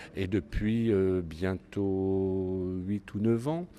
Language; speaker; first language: French; native; French